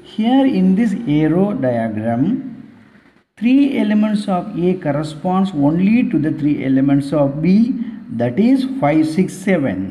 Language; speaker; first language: English; non-native, local second language; Tamil